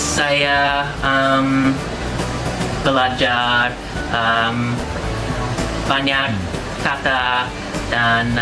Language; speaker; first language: Indonesian; non-native, learner; English